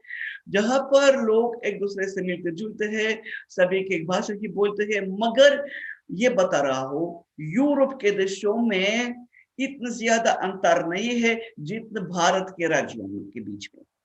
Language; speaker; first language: Hindi; non-native, fluent; Russian